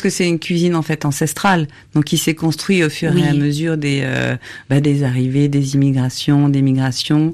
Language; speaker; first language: French; native; French